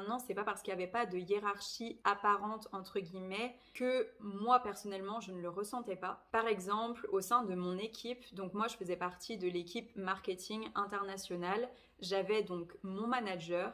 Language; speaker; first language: French; native; French